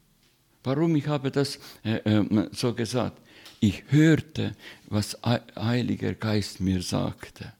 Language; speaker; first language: German; non-native, learner; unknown